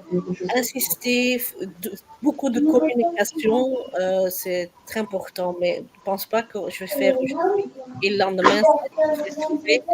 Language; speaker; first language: French; non-native, learner; Dutch